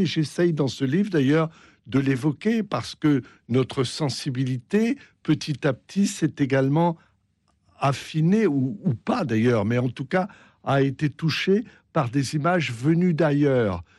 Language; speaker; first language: French; native; French